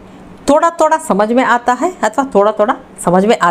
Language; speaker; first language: Hindi; non-native, local second language; Kannada